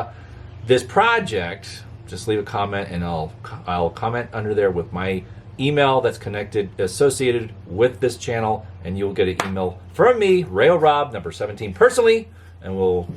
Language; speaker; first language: English; native; English